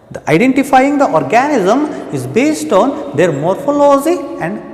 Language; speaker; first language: English; non-native, local second language; Kannada